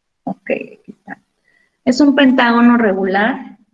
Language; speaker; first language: Spanish; native; Spanish